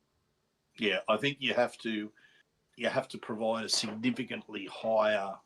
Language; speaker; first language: English; native; English